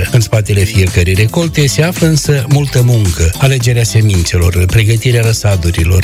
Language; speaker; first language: Romanian; native; Romanian